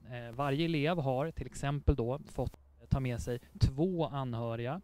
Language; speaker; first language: Swedish; native; Swedish